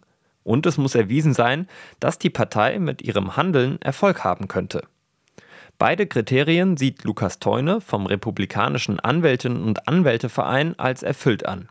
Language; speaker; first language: German; native; German